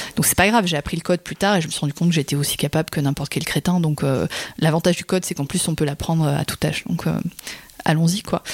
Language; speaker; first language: French; native; French